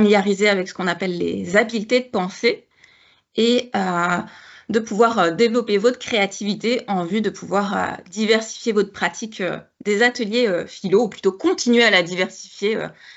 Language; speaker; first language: French; native; French